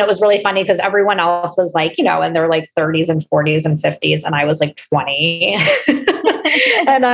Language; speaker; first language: English; native; English